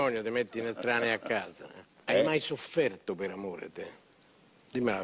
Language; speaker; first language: Italian; native; Italian